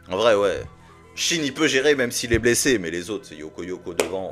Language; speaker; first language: French; native; French